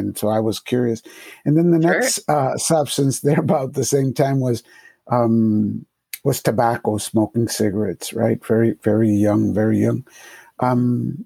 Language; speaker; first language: English; early bilingual, other home language; Spanish